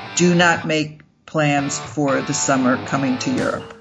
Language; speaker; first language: English; native; English